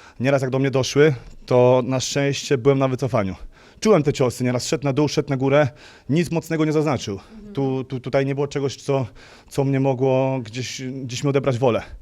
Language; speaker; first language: Polish; native; Polish